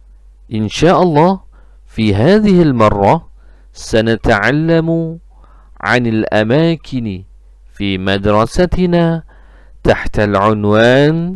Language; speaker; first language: Arabic; non-native, fluent; Malay